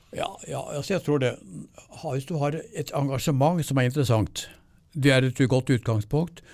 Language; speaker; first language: Norwegian; native; Norwegian